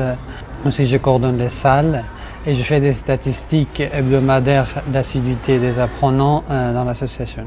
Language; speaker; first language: French; non-native, fluent; Persian